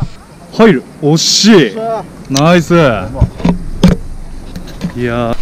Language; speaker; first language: Japanese; native; Japanese